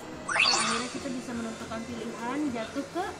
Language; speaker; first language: Indonesian; native; Indonesian